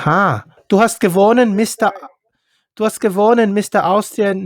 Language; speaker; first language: German; non-native, learner; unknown